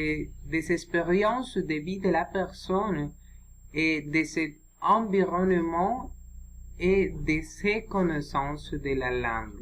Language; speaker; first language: French; non-native, learner; Spanish